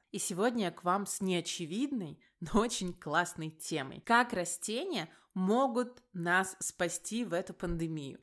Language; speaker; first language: Russian; native; Russian